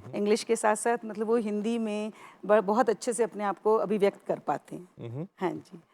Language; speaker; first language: Hindi; native; Hindi